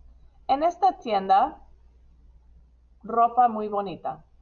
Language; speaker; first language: Spanish; non-native, fluent; English